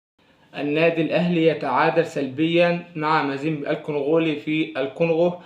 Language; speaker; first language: Arabic; native; Arabic